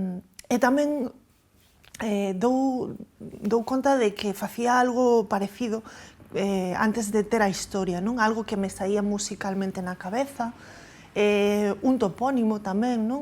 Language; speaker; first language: Galician; native; Galician